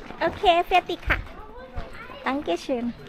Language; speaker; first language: German; non-native, learner; Thai